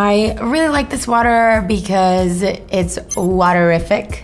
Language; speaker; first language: English; native; English